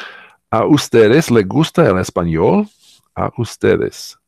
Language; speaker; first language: Spanish; non-native, learner; English